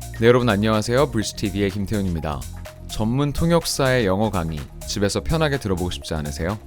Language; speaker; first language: Korean; native; Korean